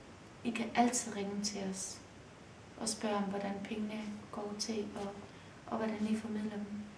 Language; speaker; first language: Danish; early bilingual, other home language; Kurdish